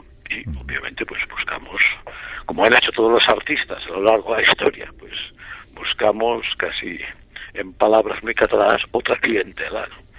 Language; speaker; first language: Spanish; native; Spanish